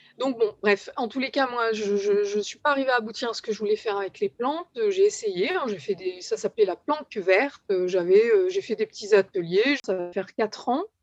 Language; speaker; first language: French; native; French